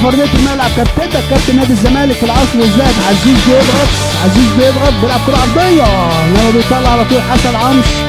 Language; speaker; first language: Arabic; native; Arabic